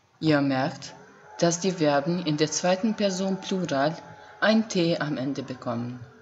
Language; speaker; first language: German; non-native, fluent; Albanian